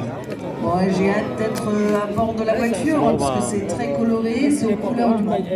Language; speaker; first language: French; native; French